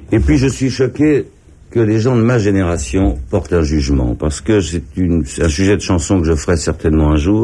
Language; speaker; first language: French; native; French